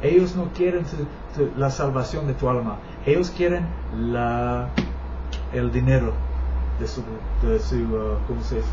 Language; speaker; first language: Spanish; non-native, learner; English